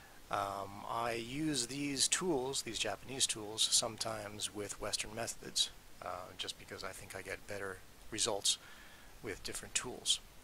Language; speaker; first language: English; native; English